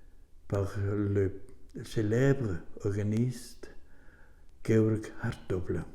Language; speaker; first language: French; non-native, learner; German